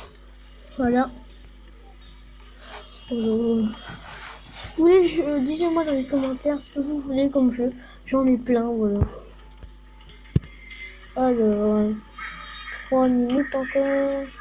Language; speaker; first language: French; native; French